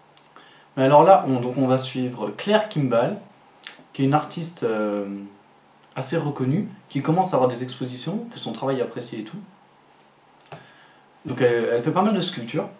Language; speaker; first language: French; native; French